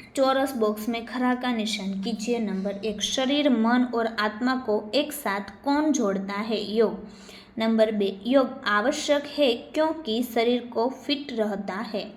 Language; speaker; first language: Hindi; non-native, local second language; Gujarati